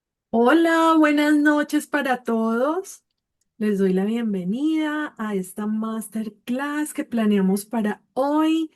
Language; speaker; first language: Spanish; native; Spanish